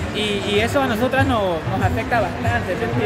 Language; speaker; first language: Spanish; native; Spanish